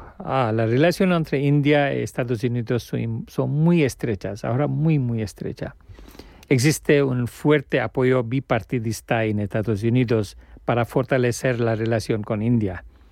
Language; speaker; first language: Spanish; non-native, learner; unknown